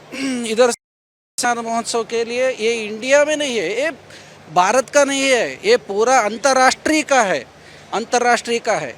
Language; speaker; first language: Hindi; non-native, local second language; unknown